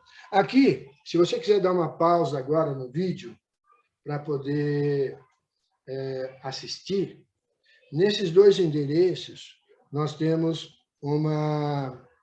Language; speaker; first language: Portuguese; native; Portuguese